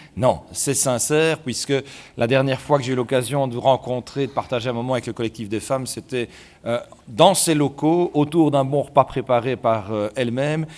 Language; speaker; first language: French; native; French